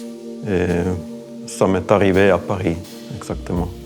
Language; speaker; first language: French; non-native, fluent; Estonian